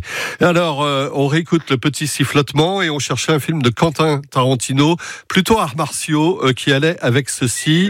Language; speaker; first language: French; native; French